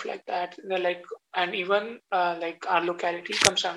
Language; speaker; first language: English; non-native, local second language; Hindi